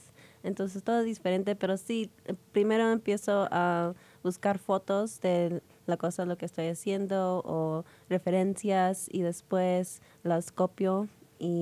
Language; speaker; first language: Spanish; early bilingual, heritage; Spanish